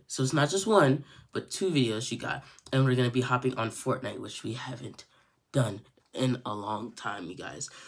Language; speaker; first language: English; native; English